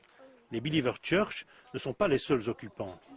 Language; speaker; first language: French; native; French